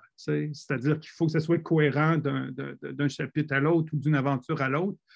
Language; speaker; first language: French; native; French